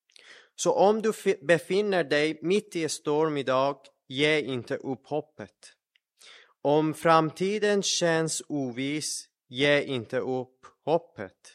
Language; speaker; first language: Swedish; non-native, fluent; Persian